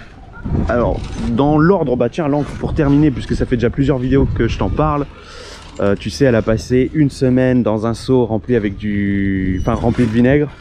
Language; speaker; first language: French; native; French